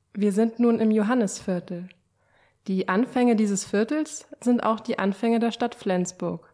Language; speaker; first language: German; native; German